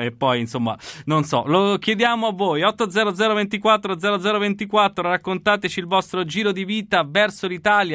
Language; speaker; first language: Italian; native; Italian